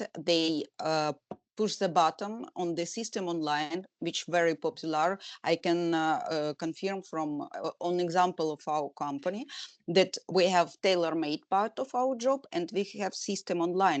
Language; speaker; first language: English; non-native, learner; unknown